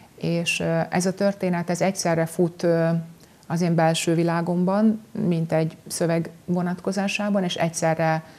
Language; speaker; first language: Hungarian; native; Hungarian